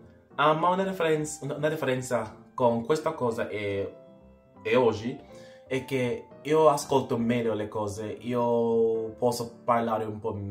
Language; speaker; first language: Italian; non-native, learner; English